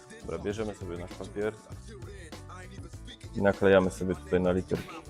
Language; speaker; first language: Polish; native; Polish